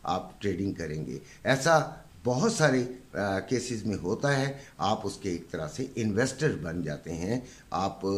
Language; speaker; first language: Urdu; native; Urdu